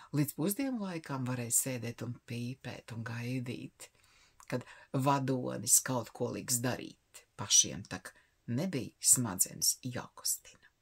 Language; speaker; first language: Latvian; native; Latvian